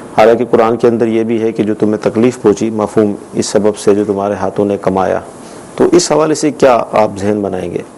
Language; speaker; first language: Urdu; native; Urdu